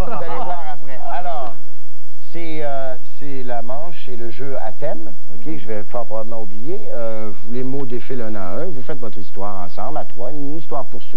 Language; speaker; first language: French; native; French